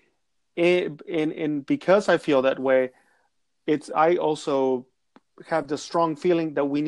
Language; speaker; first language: English; non-native, fluent; Spanish